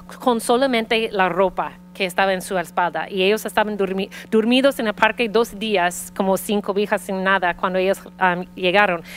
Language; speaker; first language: Spanish; early bilingual, heritage; Spanish